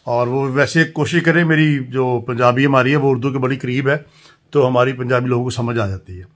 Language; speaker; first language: Urdu; non-native, local second language; Punjabi